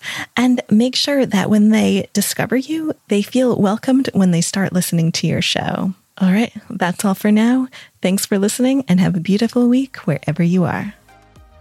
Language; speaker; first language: English; native; English